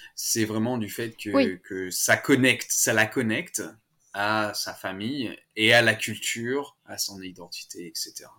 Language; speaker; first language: French; native; French